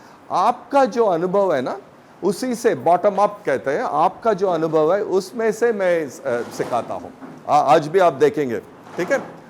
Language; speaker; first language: Hindi; non-native, local second language; Tamil